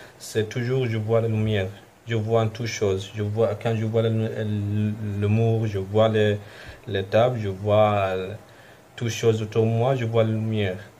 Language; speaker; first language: French; non-native, fluent; Arabic